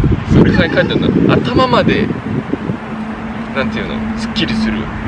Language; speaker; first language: Japanese; non-native, fluent; Korean